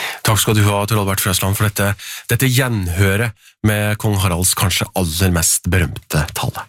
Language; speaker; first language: Norwegian; native; Norwegian